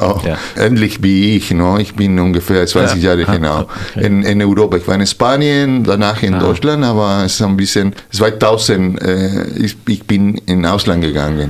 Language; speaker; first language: German; non-native, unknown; Spanish